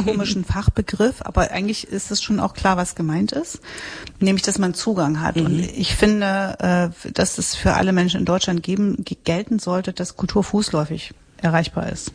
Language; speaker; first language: German; native; German